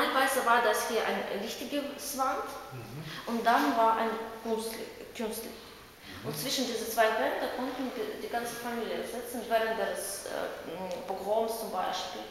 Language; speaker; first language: German; non-native, learner; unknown